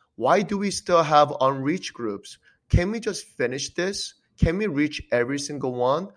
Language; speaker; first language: English; early bilingual, other home language; Korean